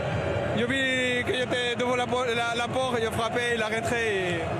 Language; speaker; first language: French; non-native, fluent; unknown